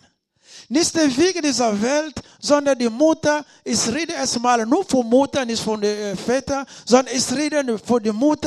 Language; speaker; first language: German; non-native, learner; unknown